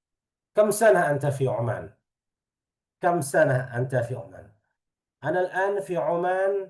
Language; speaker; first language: Arabic; non-native, fluent; Indonesian